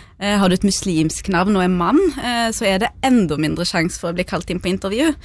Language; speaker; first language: Norwegian; early bilingual, other home language; Arabic